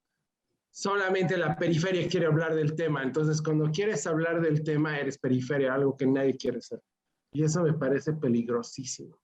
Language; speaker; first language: Spanish; native; Spanish